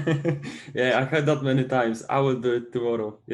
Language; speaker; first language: English; non-native, fluent; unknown